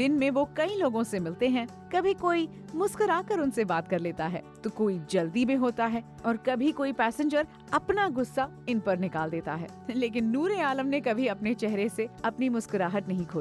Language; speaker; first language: Hindi; native; Hindi